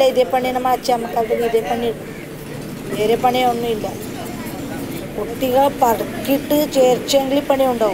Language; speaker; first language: Malayalam; non-native, local second language; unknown